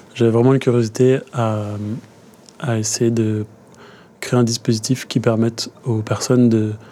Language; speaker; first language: French; native; French